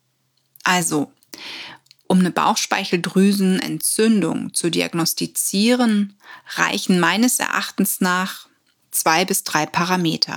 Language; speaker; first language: German; native; German